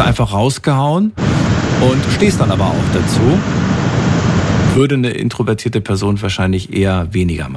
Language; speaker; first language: German; native; German